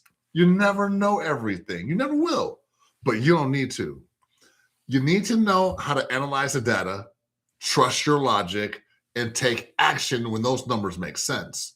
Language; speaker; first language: English; native; English